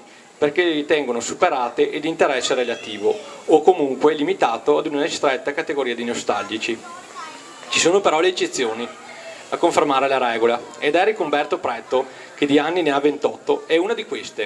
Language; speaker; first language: Italian; native; Italian